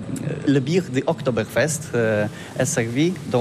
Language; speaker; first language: French; non-native, learner; Polish